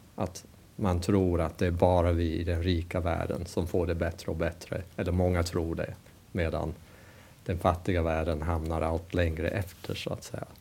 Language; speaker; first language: Swedish; non-native, fluent; English